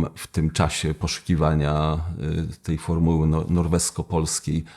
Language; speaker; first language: Polish; native; Polish